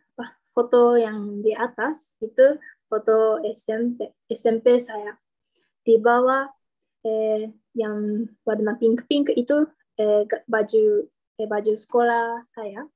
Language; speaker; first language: Indonesian; non-native, learner; Japanese